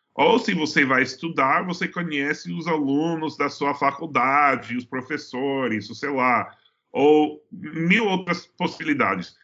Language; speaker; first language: Portuguese; non-native, fluent; English